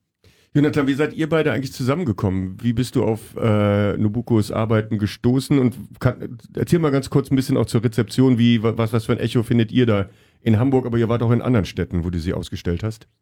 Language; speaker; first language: German; native; German